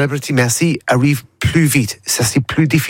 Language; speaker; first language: French; non-native, learner; English